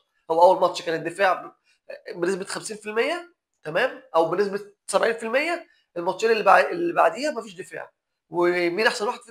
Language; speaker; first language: Arabic; native; Arabic